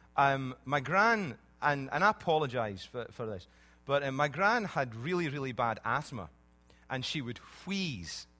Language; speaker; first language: English; native; English